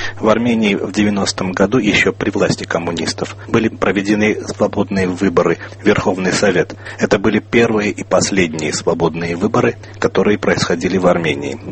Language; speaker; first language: Russian; non-native, local second language; Armenian